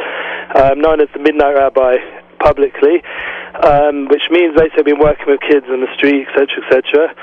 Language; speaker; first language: English; native; English